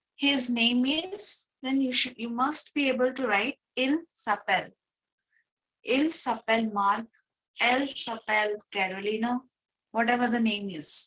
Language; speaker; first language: French; non-native, fluent; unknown